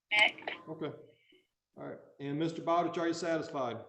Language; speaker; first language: English; native; English